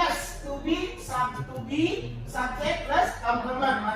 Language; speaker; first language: English; non-native, fluent; Indonesian